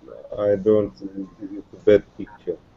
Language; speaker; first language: English; non-native, learner; Russian